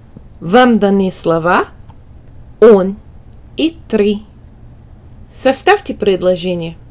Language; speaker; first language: Russian; non-native, fluent; English